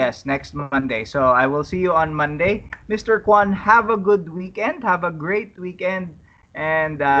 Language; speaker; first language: English; non-native, fluent; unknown